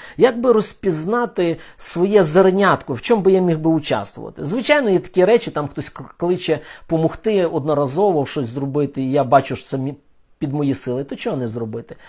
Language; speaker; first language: Ukrainian; non-native, local second language; Russian